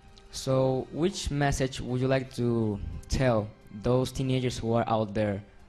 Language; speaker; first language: English; non-native, fluent; Spanish